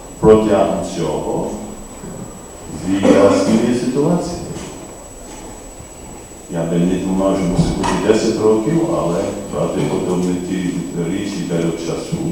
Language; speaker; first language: Ukrainian; non-native, fluent; English